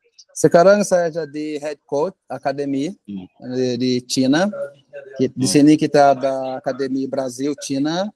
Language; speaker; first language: Indonesian; non-native, fluent; Portuguese